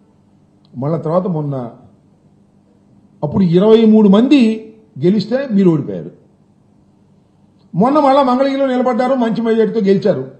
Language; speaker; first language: Telugu; native; Telugu